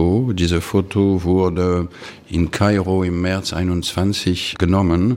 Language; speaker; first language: German; non-native, fluent; French